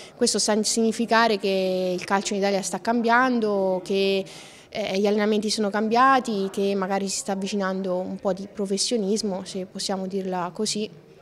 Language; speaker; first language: Italian; native; Italian